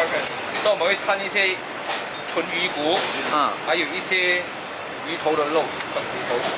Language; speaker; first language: Chinese; native; Chinese